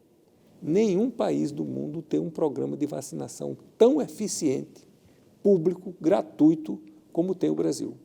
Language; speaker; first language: Portuguese; native; Portuguese